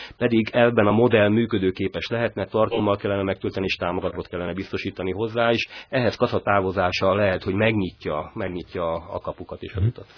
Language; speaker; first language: Hungarian; native; Hungarian